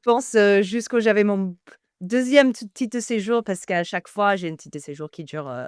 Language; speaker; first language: French; non-native, fluent; English